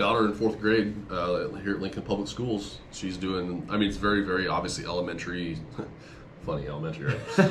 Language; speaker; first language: English; native; English